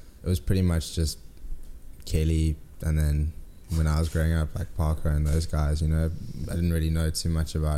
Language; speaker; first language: English; native; English